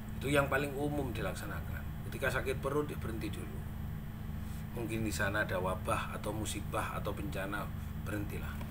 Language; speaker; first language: Indonesian; non-native, local second language; Madurese